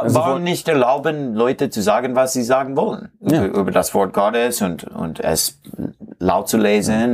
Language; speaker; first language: German; non-native, fluent; English